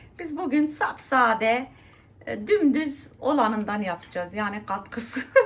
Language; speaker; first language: Turkish; early bilingual, heritage; Turkish